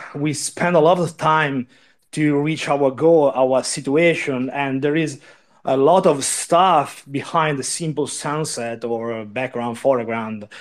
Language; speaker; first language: English; non-native, learner; Italian